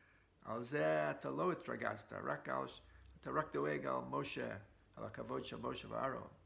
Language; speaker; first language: Hebrew; non-native, fluent; English